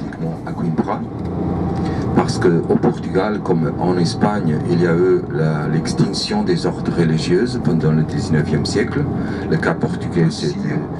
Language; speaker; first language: French; non-native, fluent; Portuguese